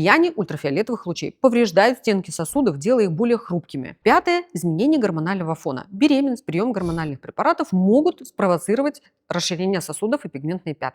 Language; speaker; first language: Russian; native; Russian